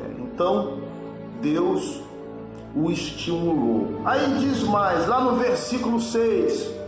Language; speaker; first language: Portuguese; native; Portuguese